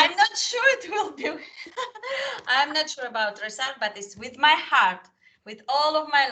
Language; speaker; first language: English; non-native, fluent; Spanish